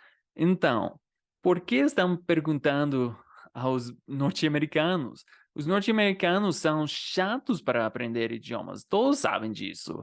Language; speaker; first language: Portuguese; non-native, fluent; English